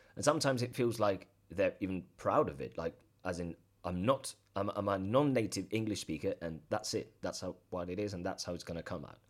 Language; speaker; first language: English; non-native, fluent; Spanish